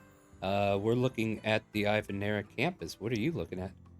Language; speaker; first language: English; native; English